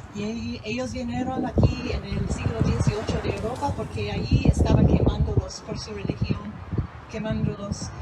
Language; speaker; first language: Spanish; non-native, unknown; English